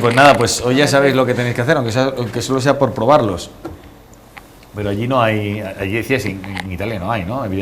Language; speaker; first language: Spanish; native; Spanish